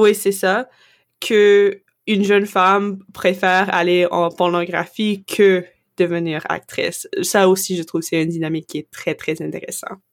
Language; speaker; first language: French; non-native, local second language; English